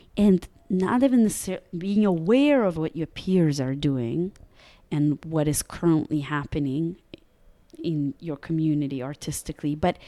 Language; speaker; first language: English; early bilingual, other home language; Russian